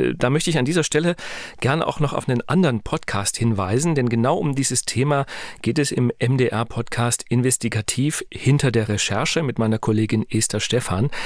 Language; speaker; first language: German; native; German